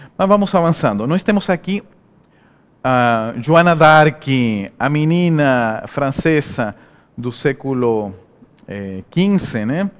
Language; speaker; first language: Portuguese; non-native, fluent; Spanish